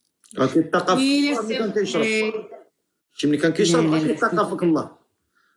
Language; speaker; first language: Arabic; native; Arabic